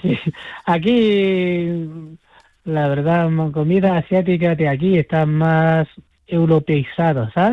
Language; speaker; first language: Spanish; non-native, fluent; Chinese